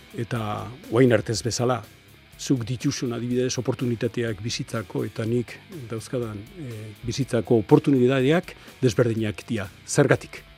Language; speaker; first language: Basque; native; Basque